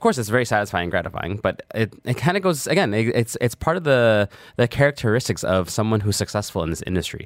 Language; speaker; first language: English; native; English